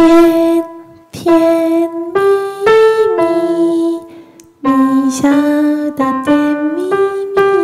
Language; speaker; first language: Chinese; non-native, learner; Korean